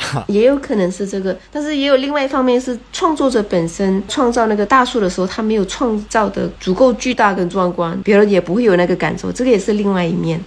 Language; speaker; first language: Chinese; non-native, local second language; Min Nan Chinese